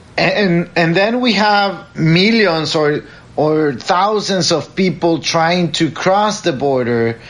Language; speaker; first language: English; non-native, fluent; Spanish